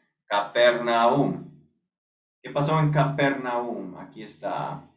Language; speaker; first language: Spanish; non-native, fluent; English